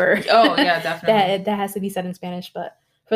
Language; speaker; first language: English; early bilingual, other home language; Spanish